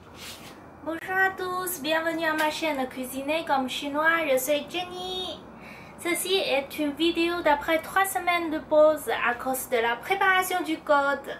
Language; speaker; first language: French; non-native, fluent; Chinese